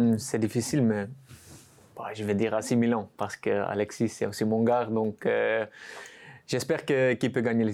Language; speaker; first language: French; non-native, local second language; Dutch